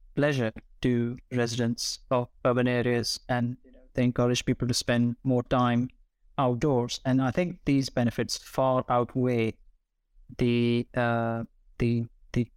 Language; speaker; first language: English; non-native, local second language; Hindi